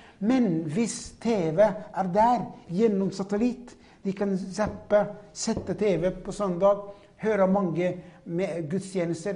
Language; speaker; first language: Norwegian; non-native, fluent; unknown